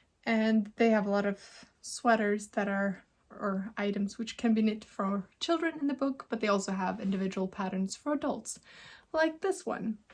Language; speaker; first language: English; non-native, fluent; Norwegian